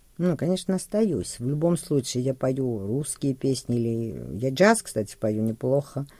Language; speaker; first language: Russian; non-native, local second language; Georgian